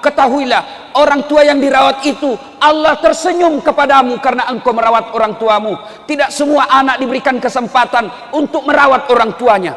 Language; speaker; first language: Indonesian; non-native, local second language; Buginese